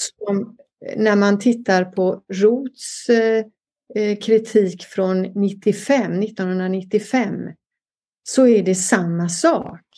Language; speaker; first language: Swedish; native; Swedish